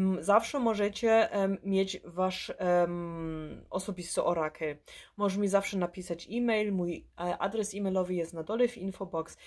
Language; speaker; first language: Polish; early bilingual, heritage; Polish